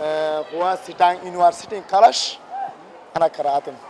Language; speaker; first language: Arabic; non-native, learner; Rohingya